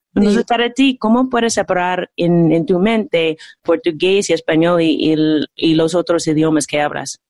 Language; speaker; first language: Spanish; non-native, fluent; English